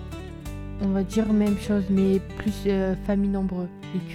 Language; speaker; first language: French; early bilingual, other home language; Turkish